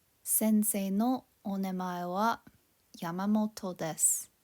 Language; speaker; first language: Japanese; non-native, fluent; English